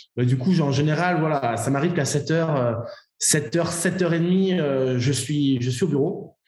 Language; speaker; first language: French; native; French